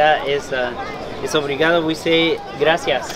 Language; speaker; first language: English; non-native, fluent; Spanish